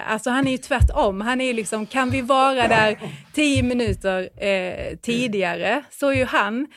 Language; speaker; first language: Swedish; native; Swedish